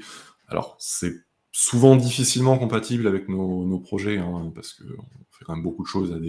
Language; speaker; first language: French; native; French